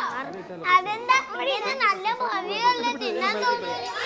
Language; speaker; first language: Malayalam; native; Malayalam